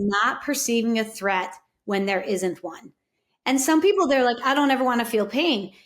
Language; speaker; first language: English; native; English